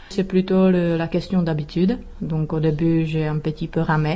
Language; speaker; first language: French; non-native, fluent; Czech